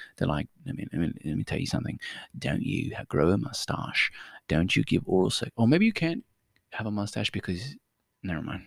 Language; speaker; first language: English; native; English